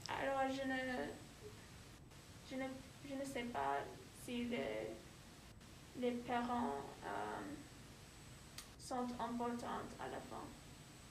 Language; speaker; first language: French; non-native, learner; English